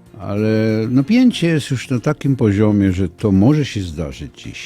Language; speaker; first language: Polish; non-native, fluent; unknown